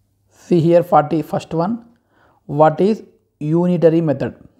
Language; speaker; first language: English; non-native, local second language; Telugu